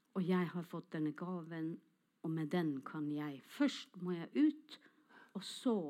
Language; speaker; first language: Norwegian; non-native, local second language; Northern Sami